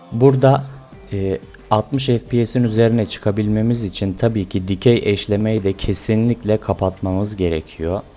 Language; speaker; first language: Turkish; native; Turkish